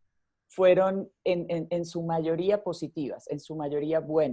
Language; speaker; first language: Spanish; native; Spanish